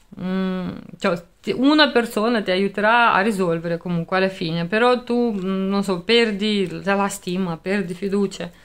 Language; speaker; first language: Italian; non-native, fluent; Russian